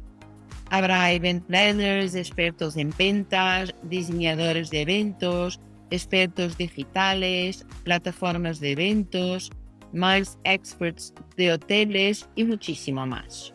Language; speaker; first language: Spanish; non-native, fluent; Portuguese